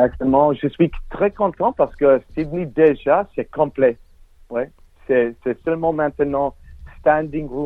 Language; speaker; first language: French; non-native, learner; English